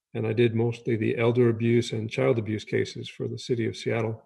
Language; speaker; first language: English; native; English